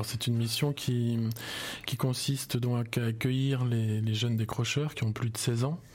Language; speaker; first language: French; native; French